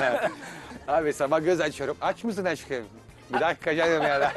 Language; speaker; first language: Turkish; non-native, learner; Italian